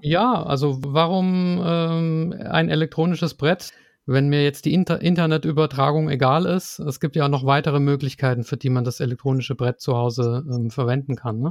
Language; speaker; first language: German; native; German